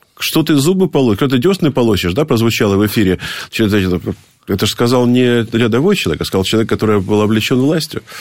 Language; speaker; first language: Russian; native; Russian